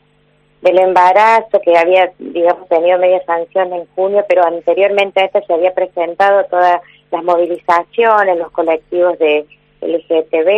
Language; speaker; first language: Spanish; native; Spanish